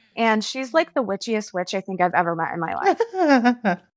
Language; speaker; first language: English; native; English